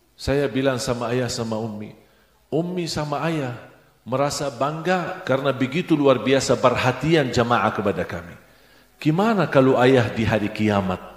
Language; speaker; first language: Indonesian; non-native, fluent; Arabic